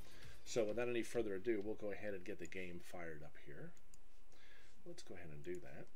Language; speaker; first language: English; native; English